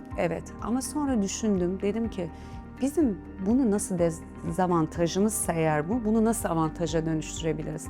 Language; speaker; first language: Turkish; native; Turkish